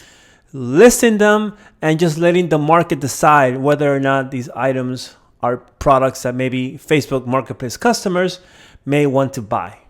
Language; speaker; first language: English; native; English